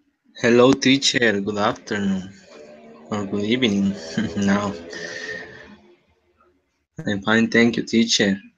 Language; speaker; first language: English; non-native, learner; Spanish